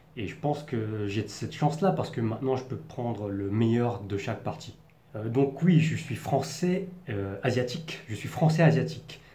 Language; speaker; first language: French; native; French